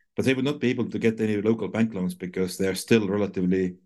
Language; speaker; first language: English; non-native, fluent; Estonian